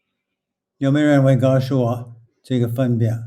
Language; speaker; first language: Chinese; non-native, fluent; English